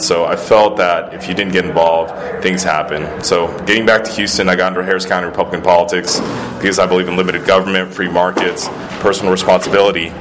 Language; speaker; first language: English; early bilingual, other home language; Spanish